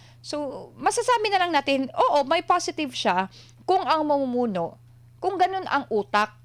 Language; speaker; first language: Filipino; non-native, local second language; Cebuano